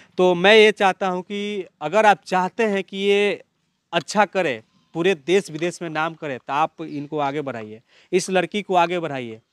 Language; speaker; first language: Hindi; native; Hindi